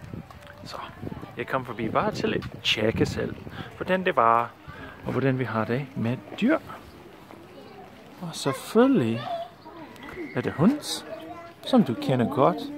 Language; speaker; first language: Danish; non-native, fluent; English